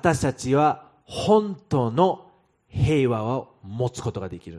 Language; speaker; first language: Japanese; non-native, fluent; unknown